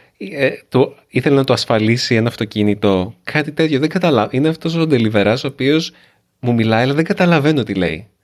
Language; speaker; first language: Greek; native; Greek